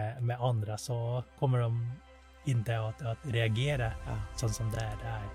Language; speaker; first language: Swedish; non-native, fluent; Thai